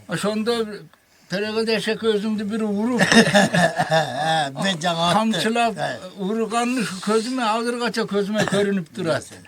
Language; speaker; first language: Turkish; non-native, learner; Kyrgyz